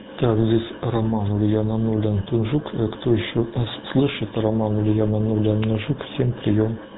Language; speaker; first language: Russian; native; Russian